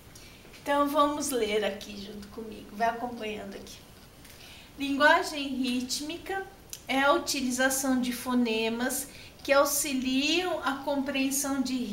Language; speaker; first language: Portuguese; native; Portuguese